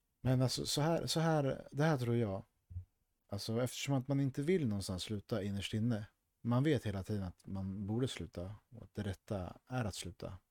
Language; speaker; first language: Swedish; early bilingual, other home language; Spanish